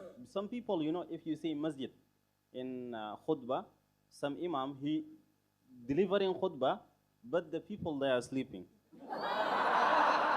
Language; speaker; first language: English; non-native, fluent; Arabic